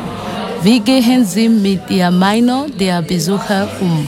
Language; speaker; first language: German; non-native, learner; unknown